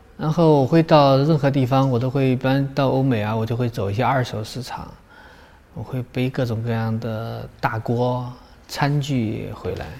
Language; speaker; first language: Chinese; native; Chinese